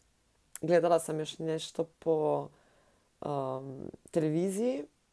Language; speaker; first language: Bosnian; non-native, learner; Slovenian